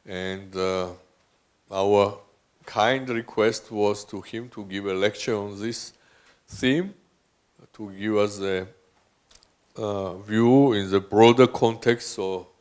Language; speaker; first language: English; non-native, fluent; Georgian